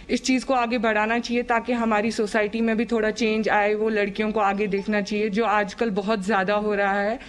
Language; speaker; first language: Hindi; native; Hindi